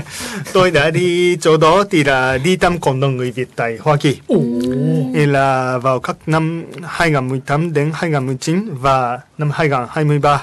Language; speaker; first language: Vietnamese; non-native, fluent; Japanese